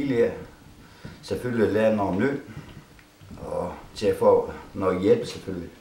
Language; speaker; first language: Danish; non-native, local second language; Kalaallisut